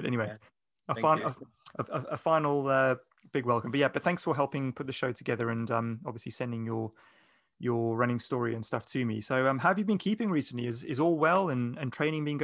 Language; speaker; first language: English; native; English